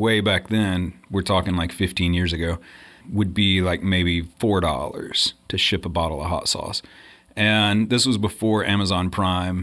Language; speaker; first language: English; native; English